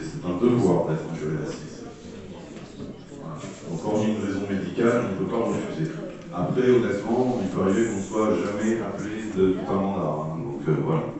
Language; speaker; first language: French; native; French